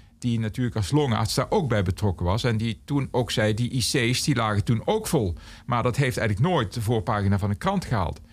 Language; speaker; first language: Dutch; native; Dutch